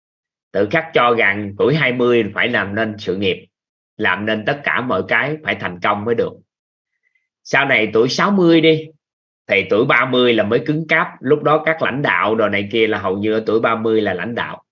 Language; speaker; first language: Vietnamese; native; Vietnamese